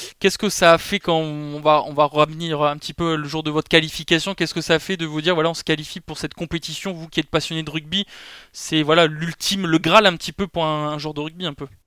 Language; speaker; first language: French; native; French